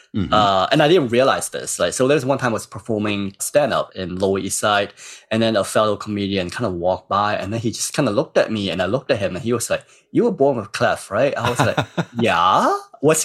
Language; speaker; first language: English; non-native, local second language; Cantonese